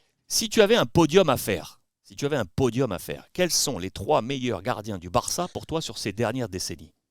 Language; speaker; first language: French; native; French